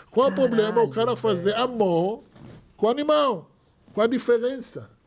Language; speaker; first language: Portuguese; non-native, fluent; Hebrew